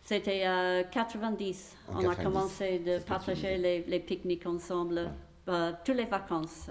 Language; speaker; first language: French; non-native, fluent; English